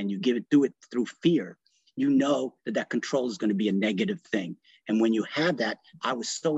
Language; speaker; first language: English; early bilingual, other home language; Italian